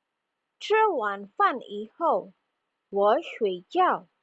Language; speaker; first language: Chinese; non-native, fluent; Indonesian